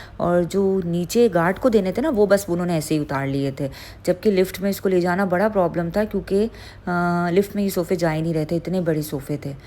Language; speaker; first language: Urdu; native; Urdu